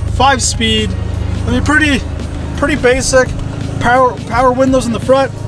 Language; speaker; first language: English; native; English